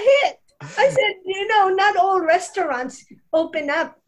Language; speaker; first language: English; non-native, local second language; Bikol